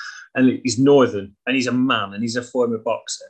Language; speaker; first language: English; native; English